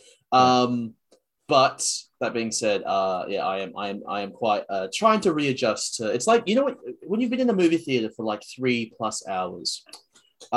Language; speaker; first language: English; native; English